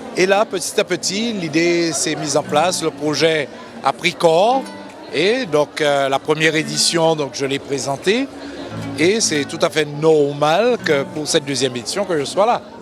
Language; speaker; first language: French; native; French